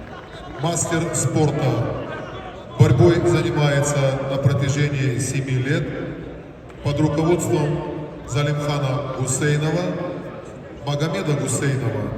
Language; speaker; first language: Russian; native; Russian